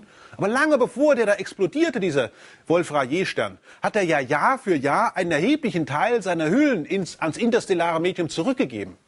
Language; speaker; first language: German; native; German